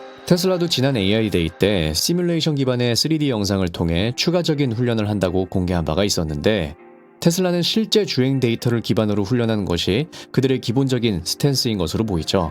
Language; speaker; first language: Korean; native; Korean